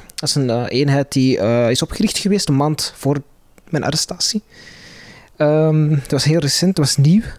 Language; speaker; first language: Dutch; non-native, local second language; Arabic